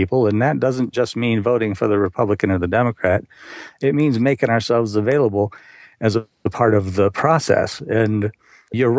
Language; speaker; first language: English; native; English